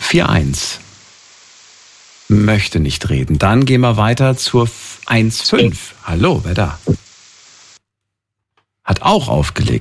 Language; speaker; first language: German; native; German